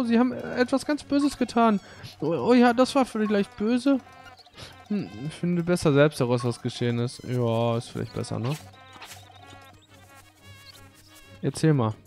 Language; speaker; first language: German; native; German